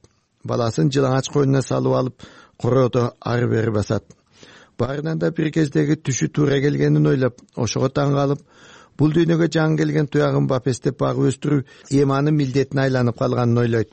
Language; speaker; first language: Kyrgyz; native; Kyrgyz